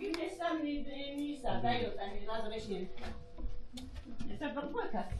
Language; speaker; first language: Russian; non-native, learner; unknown